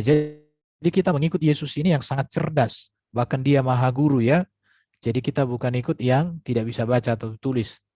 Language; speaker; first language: Indonesian; native; Indonesian